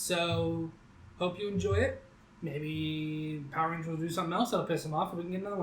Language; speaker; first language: English; native; English